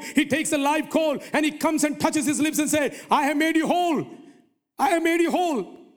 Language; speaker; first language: English; non-native, local second language; Malayalam